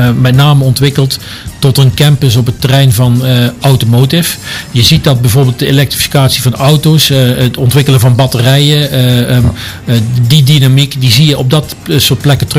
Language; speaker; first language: Dutch; native; Dutch